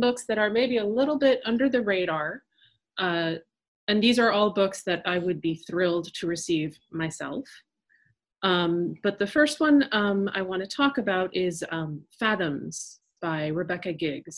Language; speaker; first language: English; early bilingual, other home language; French